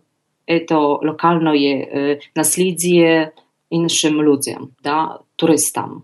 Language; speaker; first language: Russian; non-native, learner; Polish